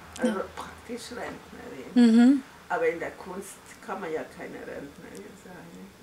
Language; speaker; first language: German; non-native, fluent; Hungarian